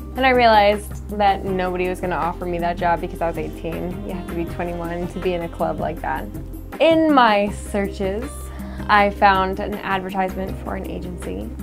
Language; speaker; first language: English; native; English